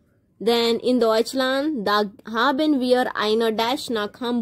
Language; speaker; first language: German; non-native, fluent; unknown